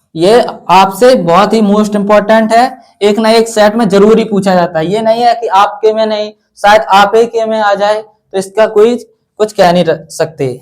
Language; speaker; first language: Hindi; native; Hindi